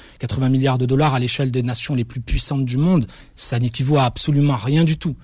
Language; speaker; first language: French; early bilingual, other home language; Arabic